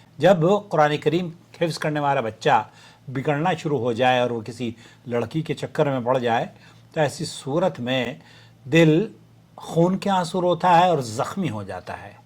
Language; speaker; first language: Urdu; native; Urdu